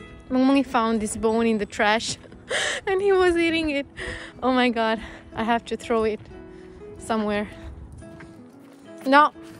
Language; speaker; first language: English; non-native, local second language; Hindi